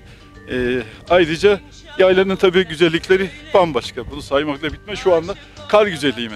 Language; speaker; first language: Turkish; native; Turkish